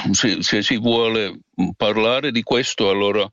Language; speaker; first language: Italian; non-native, fluent; Finnish